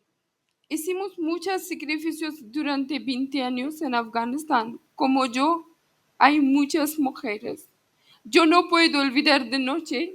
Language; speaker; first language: Spanish; non-native, learner; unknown